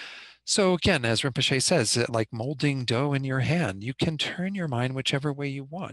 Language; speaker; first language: English; native; English